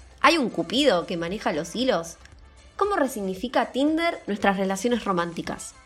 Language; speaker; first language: Spanish; native; Spanish